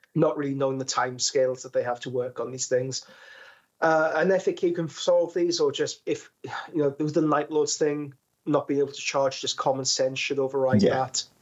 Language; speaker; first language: English; native; English